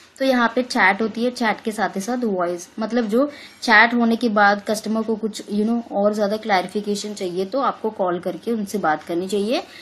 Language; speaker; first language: Hindi; native; Hindi